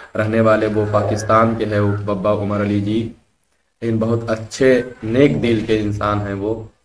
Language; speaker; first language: Hindi; native; Hindi